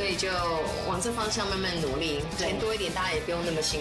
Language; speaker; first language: Chinese; native; Chinese